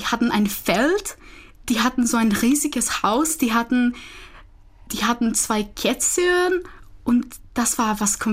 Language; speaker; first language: German; non-native, fluent; Czech